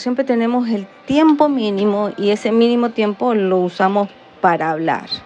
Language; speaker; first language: Spanish; native; Spanish